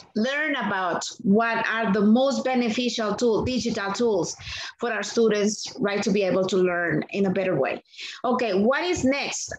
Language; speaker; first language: English; non-native, fluent; Spanish